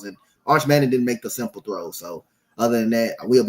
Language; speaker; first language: English; native; English